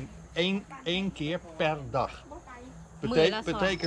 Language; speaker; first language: Dutch; non-native, fluent; Thai